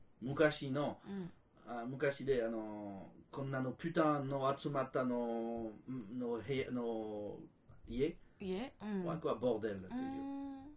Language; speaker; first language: Japanese; non-native, fluent; French